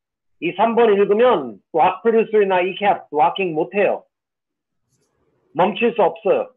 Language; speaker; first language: Korean; non-native, fluent; English